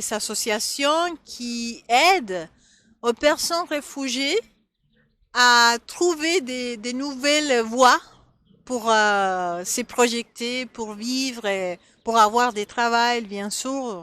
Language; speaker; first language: French; non-native, fluent; Spanish